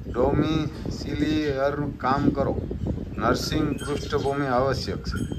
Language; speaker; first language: Hindi; non-native, local second language; Gujarati